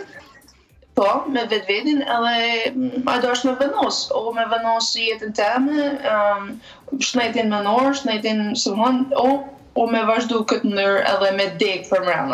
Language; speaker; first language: Albanian; native; Albanian